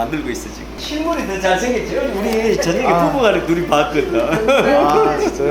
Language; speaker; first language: Korean; native; Korean